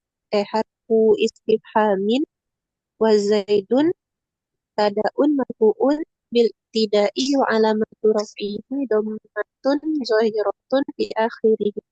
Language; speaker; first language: Arabic; non-native, learner; Indonesian